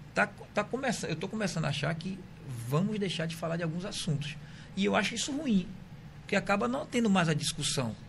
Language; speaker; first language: Portuguese; native; Portuguese